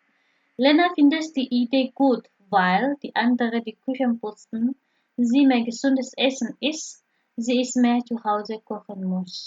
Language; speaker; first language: German; non-native, fluent; Indonesian